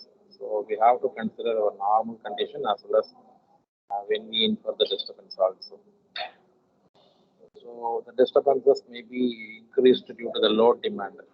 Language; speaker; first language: English; non-native, local second language; Tamil